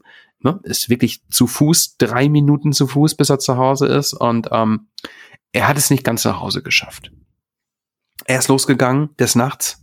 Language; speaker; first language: German; native; German